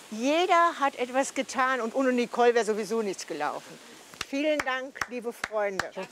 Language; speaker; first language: German; native; German